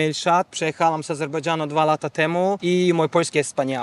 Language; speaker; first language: Polish; non-native, fluent; Azerbaijani